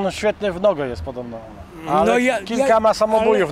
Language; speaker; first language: Polish; native; Polish